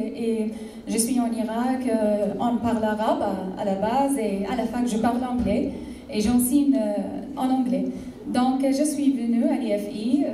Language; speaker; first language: French; non-native, fluent; Arabic